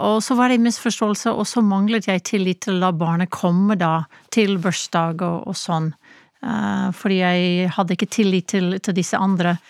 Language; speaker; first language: Norwegian; non-native, fluent; English